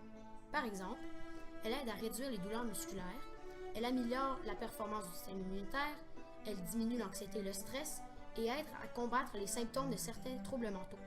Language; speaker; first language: French; native; French